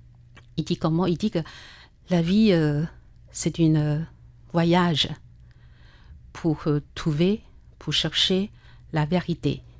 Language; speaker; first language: French; non-native, learner; Chinese